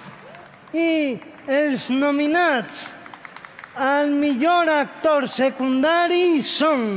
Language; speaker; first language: Catalan; native; Catalan